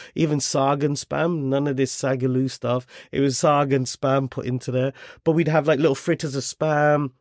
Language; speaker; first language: English; native; English